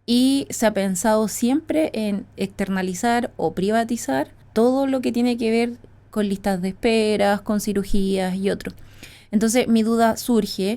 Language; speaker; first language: Spanish; native; Spanish